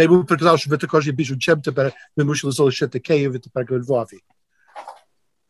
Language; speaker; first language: Ukrainian; early bilingual, heritage; Ukrainian